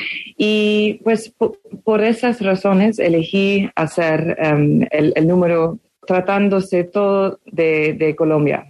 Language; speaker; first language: Spanish; non-native, fluent; English